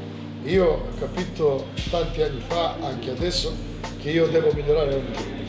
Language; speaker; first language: Italian; non-native, fluent; Serbian